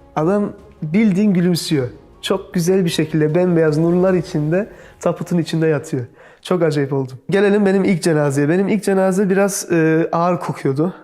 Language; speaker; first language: Turkish; early bilingual, heritage; Turkish